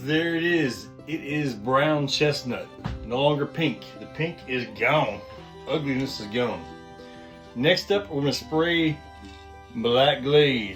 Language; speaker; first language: English; native; English